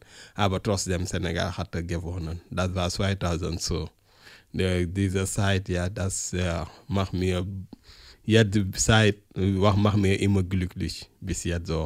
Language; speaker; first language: German; non-native, learner; French